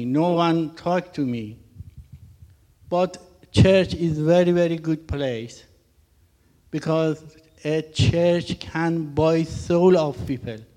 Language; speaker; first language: English; non-native, learner; Persian